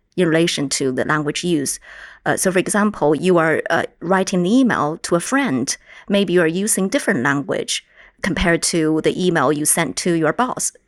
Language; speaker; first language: English; non-native, fluent; Chinese